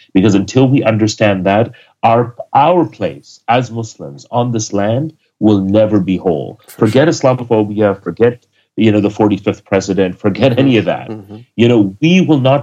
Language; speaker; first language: English; native; English